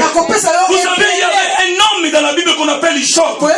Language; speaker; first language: French; non-native, local second language; Lingala